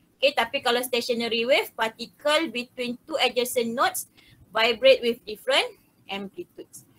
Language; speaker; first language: English; non-native, local second language; Malay